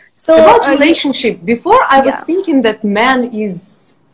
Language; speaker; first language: English; non-native, fluent; Russian